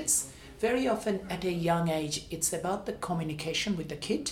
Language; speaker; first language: English; non-native, local second language; Bangla